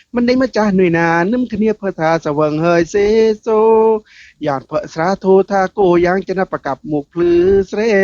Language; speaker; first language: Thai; non-native, local second language; Northern Khmer